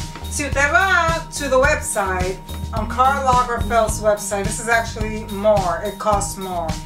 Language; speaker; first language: English; early bilingual, other home language; Spanish